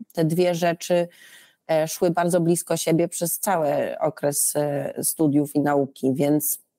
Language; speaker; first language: Polish; early bilingual, heritage; Polish